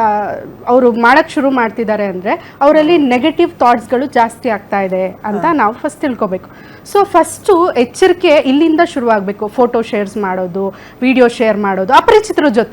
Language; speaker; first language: Kannada; native; Kannada